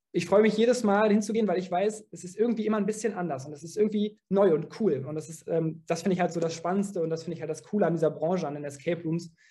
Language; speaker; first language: German; native; German